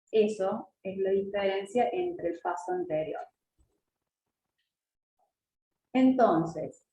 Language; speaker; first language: Spanish; native; Spanish